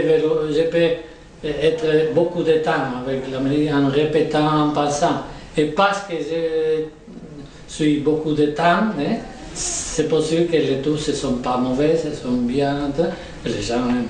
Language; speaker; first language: French; non-native, learner; Spanish